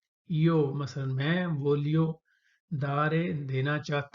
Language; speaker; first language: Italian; non-native, fluent; Urdu